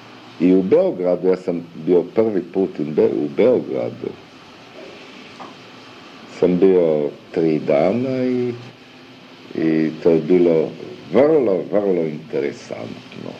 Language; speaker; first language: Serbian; early bilingual, other home language; German